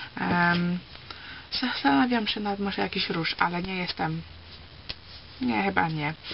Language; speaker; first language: Polish; early bilingual, heritage; Polish